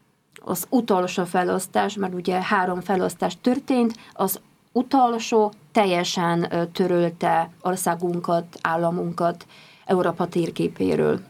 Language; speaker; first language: Hungarian; non-native, fluent; Polish